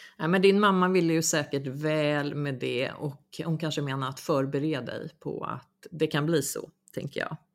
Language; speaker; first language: Swedish; native; Swedish